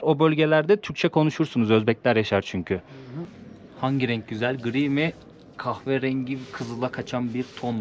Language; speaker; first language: Turkish; native; Turkish